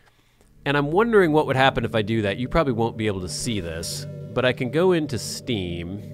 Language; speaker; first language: English; native; English